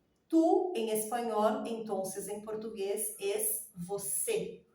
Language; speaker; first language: Spanish; non-native, fluent; Portuguese